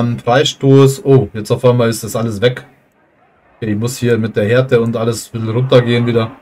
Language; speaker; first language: German; native; German